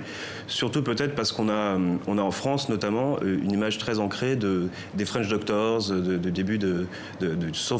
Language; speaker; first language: French; native; French